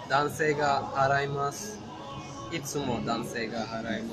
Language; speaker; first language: Japanese; non-native, fluent; Persian